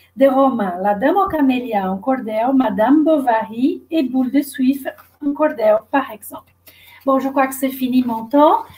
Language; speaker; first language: French; non-native, fluent; Portuguese